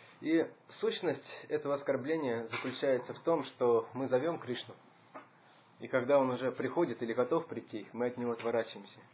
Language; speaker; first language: Russian; native; Russian